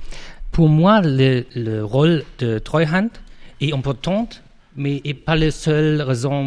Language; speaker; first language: French; non-native, fluent; German